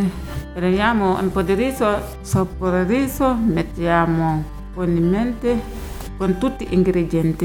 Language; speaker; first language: Italian; non-native, learner; Wolof